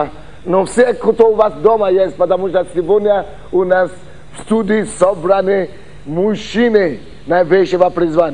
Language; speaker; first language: Russian; non-native, fluent; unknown